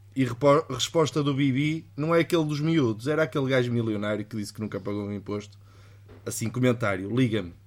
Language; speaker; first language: Portuguese; native; Portuguese